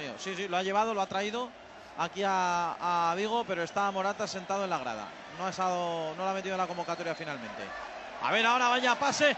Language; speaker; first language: Spanish; native; Spanish